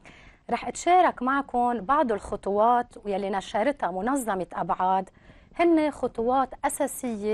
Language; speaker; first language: Arabic; native; Arabic